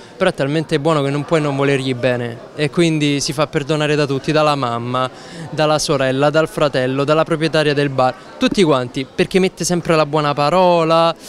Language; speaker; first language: Italian; native; Italian